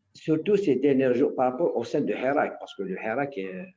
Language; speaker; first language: French; non-native, local second language; Arabic